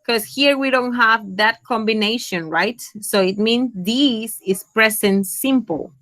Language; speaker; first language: English; non-native, fluent; Spanish